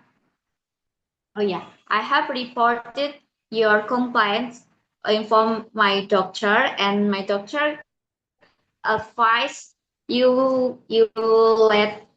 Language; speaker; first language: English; non-native, learner; Indonesian